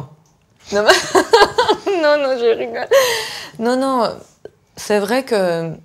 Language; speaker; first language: French; non-native, fluent; Persian